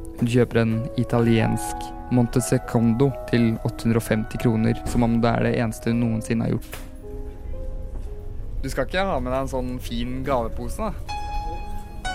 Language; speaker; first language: Norwegian; native; Norwegian